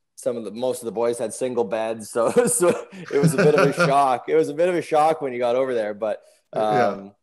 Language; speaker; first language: English; native; English